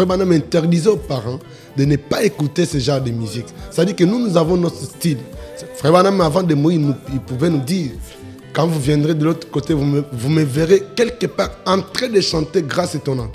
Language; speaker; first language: French; non-native, local second language; Lingala